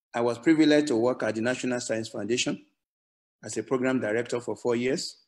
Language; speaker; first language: English; non-native, local second language; Yoruba